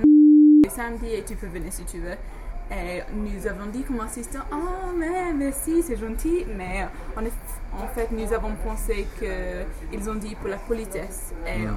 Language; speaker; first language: French; non-native, fluent; English